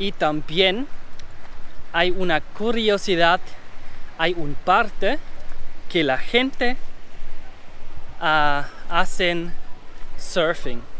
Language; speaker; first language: Spanish; non-native, learner; German